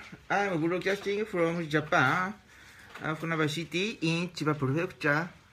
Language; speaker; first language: English; non-native, learner; Japanese